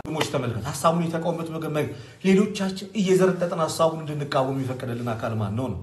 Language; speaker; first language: Amharic; non-native, local second language; Oromo